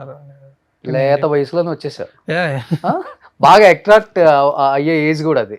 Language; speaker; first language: Telugu; native; Telugu